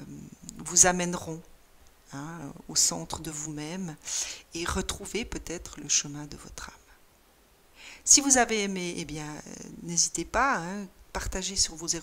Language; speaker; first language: French; native; French